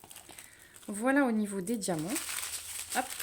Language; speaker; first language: French; native; French